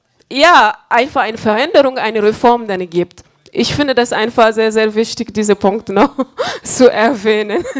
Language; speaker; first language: German; non-native, fluent; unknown